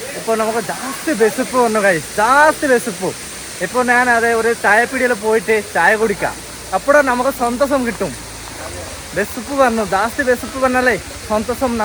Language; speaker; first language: Malayalam; native; Malayalam